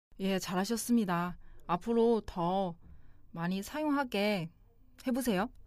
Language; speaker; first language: Korean; non-native, fluent; Chinese